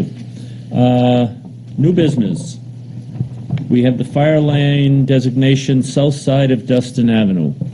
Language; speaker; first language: English; native; English